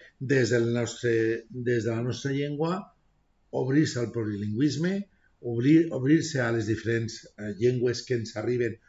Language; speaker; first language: Catalan; non-native, local second language; Spanish